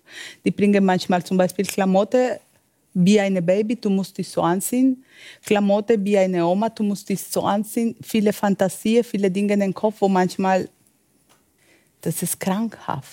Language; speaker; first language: German; non-native, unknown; Spanish